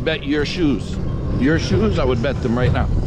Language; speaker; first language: English; native; English